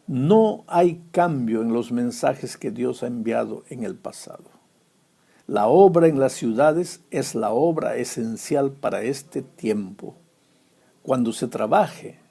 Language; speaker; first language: Spanish; native; Spanish